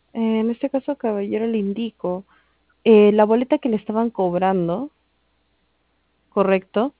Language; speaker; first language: Spanish; native; Spanish